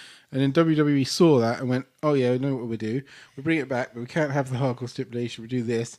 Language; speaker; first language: English; native; English